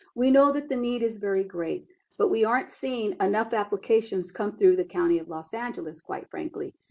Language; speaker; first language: English; early bilingual, other home language; Spanish